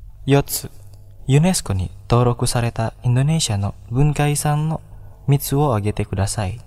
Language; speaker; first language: Japanese; non-native, fluent; Indonesian